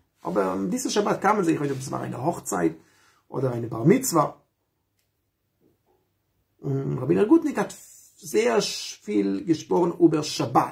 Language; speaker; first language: German; non-native, fluent; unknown